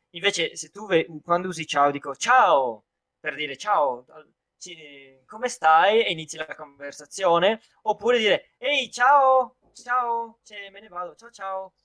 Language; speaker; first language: Italian; native; Italian